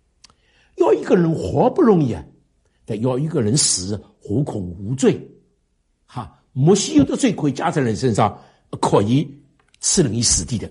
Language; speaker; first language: Chinese; native; Chinese